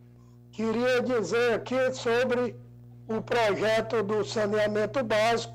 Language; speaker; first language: Portuguese; native; Portuguese